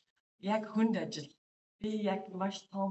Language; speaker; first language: Mongolian; non-native, learner; English